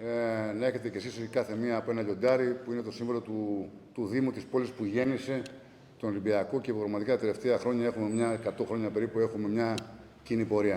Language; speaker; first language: Greek; native; Greek